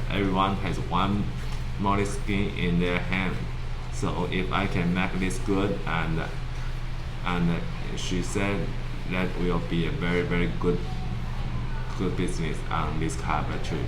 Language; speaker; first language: English; non-native, learner; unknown